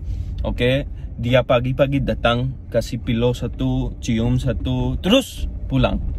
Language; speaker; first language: Indonesian; non-native, learner; Urdu